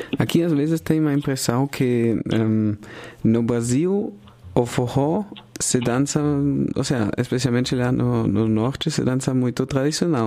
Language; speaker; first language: Portuguese; non-native, fluent; German